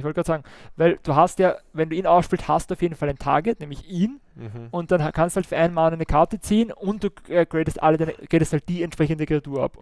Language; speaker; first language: German; native; German